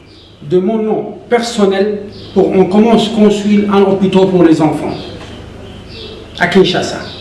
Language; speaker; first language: French; non-native, learner; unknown